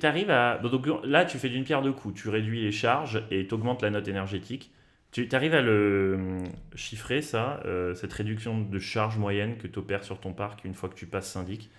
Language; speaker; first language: French; native; French